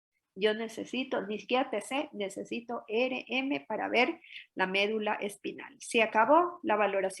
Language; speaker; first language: Spanish; native; Spanish